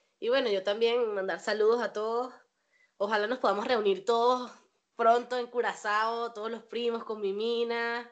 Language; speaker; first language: Spanish; native; Spanish